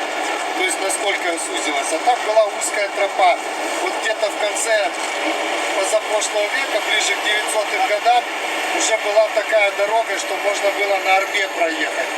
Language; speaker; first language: Russian; native; Russian